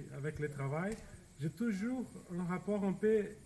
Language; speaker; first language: French; non-native, fluent; Portuguese